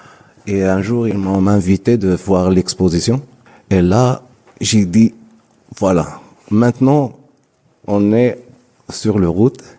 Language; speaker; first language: French; non-native, local second language; Arabic